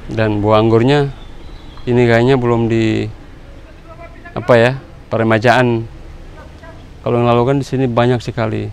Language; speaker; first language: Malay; non-native, local second language; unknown